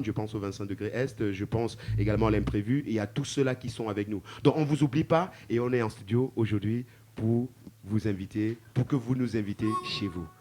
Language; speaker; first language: French; native; French